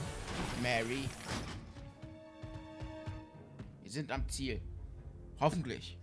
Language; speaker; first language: German; native; German